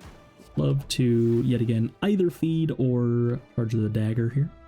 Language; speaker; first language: English; native; English